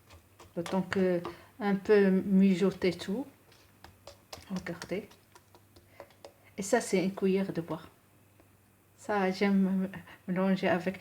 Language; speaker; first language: French; non-native, local second language; Arabic